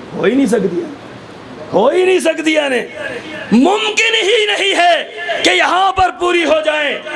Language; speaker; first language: Urdu; non-native, local second language; Pahari-Potwari